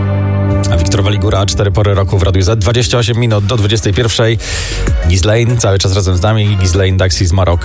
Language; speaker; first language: Polish; native; Polish